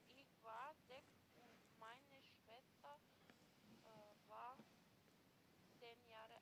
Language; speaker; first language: German; non-native, learner; Macedonian